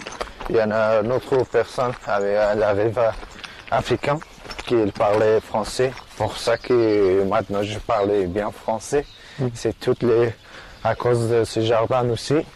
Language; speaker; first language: French; non-native, learner; Persian